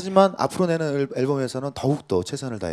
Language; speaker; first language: Korean; native; Korean